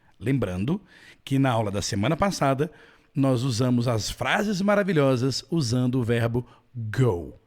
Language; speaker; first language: Portuguese; native; Portuguese